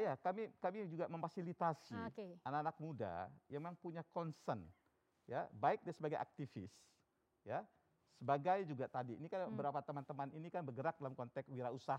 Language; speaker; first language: Indonesian; native; Indonesian